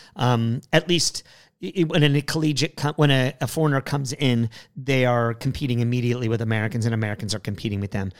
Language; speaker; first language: English; native; English